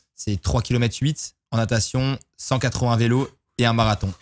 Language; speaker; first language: French; native; French